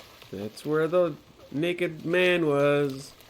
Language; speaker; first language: English; native; English